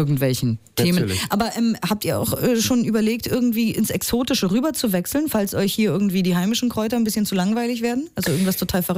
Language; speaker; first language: German; native; German